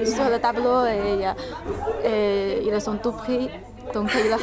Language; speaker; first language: French; non-native, learner; Chinese